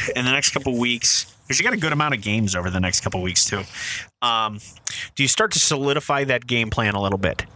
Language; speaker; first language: English; native; English